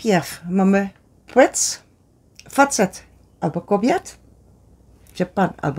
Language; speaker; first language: Polish; non-native, learner; Dutch